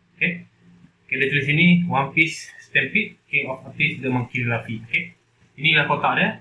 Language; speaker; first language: Malay; native; Malay